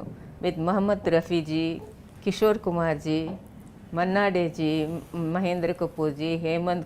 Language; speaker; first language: Telugu; non-native, fluent; Tamil